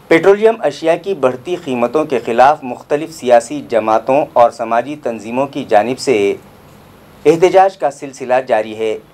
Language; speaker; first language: Urdu; native; Urdu